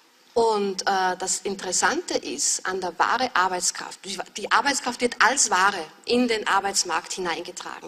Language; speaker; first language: German; native; German